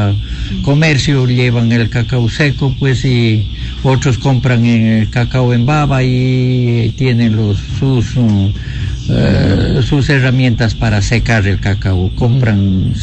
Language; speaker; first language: Spanish; native; Spanish